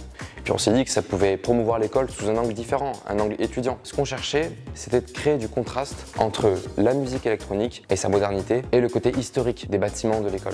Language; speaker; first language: French; native; French